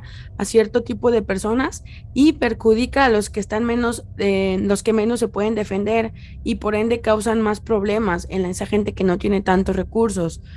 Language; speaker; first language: Spanish; native; Spanish